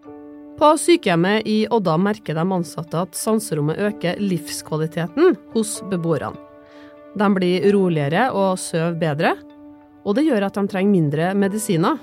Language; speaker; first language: Norwegian; native; Norwegian